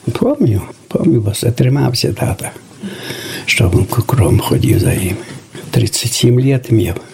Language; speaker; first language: Ukrainian; native; Ukrainian